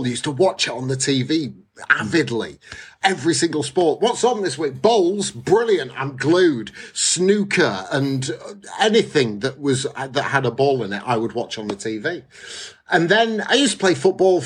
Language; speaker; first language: English; native; English